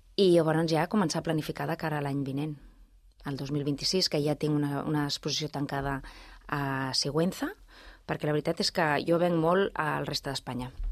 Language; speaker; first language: Catalan; non-native, local second language; Spanish